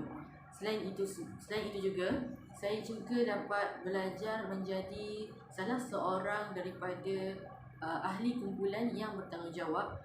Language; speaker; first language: Malay; native; Malay